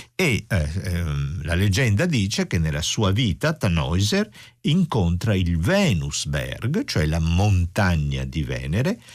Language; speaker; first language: Italian; native; Italian